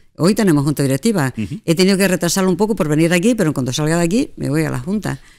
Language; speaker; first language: Spanish; native; Spanish